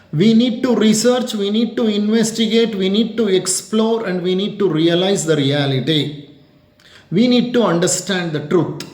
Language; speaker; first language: English; non-native, local second language; Kannada